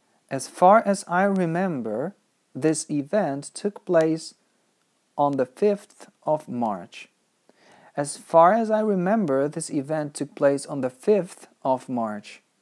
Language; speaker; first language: English; non-native, fluent; Polish